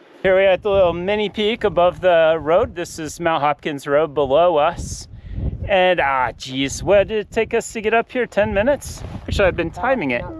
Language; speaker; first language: English; native; English